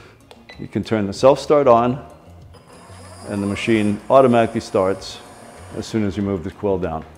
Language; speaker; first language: English; native; English